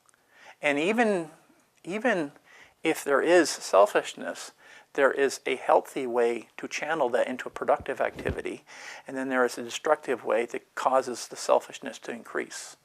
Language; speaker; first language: English; native; English